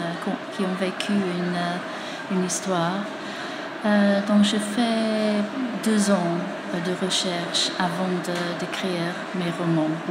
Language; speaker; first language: French; non-native, fluent; English